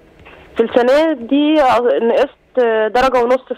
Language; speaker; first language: Arabic; native; Arabic